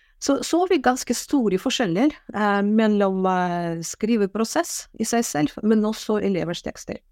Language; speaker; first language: Norwegian; non-native, fluent; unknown